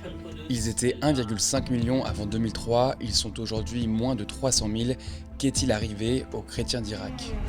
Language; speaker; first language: French; native; French